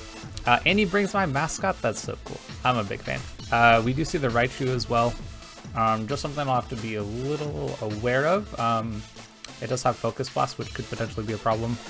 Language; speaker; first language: English; native; English